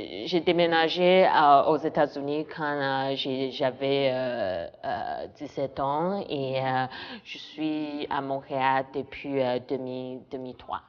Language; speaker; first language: French; non-native, fluent; Chinese